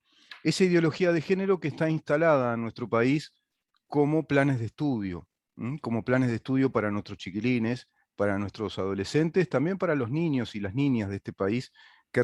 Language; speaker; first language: Spanish; native; Spanish